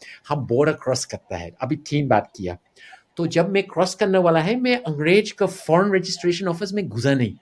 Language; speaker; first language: Hindi; non-native, fluent; English